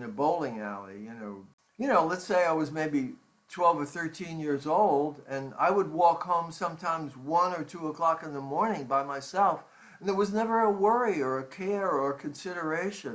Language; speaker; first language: English; native; English